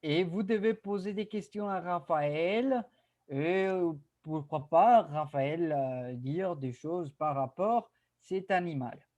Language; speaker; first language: French; non-native, fluent; Spanish